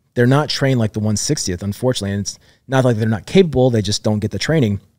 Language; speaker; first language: English; native; English